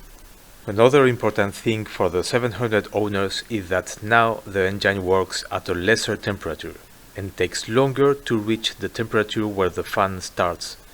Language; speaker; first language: English; non-native, fluent; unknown